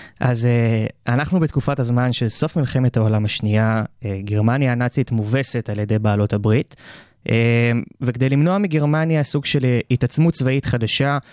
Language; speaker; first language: Hebrew; native; Hebrew